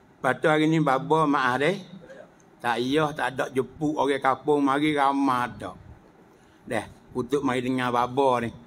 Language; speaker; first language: Malay; native; Malay